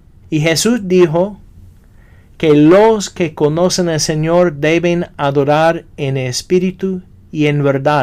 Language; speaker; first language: Spanish; non-native, fluent; English